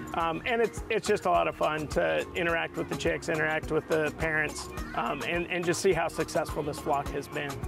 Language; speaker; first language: English; native; English